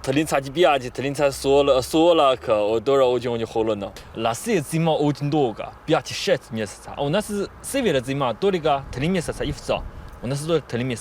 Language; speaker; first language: Russian; non-native, learner; Chinese